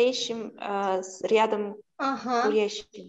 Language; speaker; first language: Russian; non-native, local second language; Kazakh